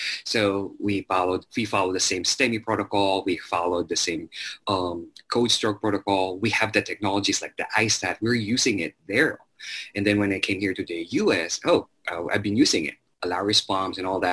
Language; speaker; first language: English; non-native, local second language; Chavacano